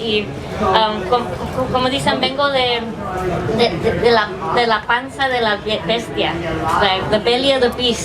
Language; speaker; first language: Spanish; early bilingual, heritage; English